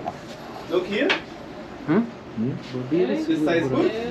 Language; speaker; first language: English; non-native, learner; Arabic